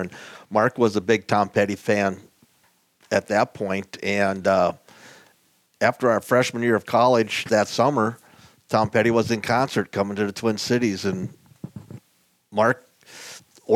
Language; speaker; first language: English; native; English